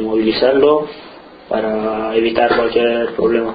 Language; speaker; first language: Spanish; non-native, fluent; Romanian